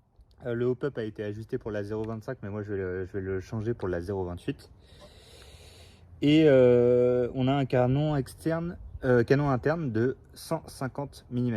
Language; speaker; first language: French; native; French